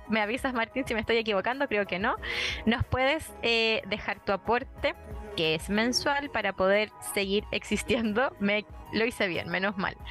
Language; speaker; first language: Spanish; native; Spanish